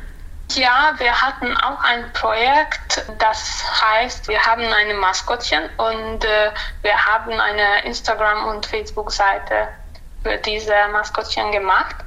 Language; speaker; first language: German; non-native, local second language; Hungarian